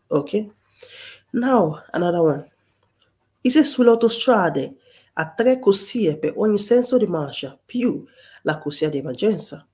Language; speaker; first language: Italian; non-native, fluent; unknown